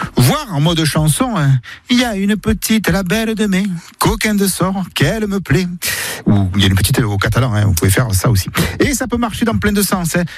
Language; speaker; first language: French; native; French